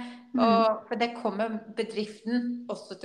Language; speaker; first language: Norwegian; non-native, fluent; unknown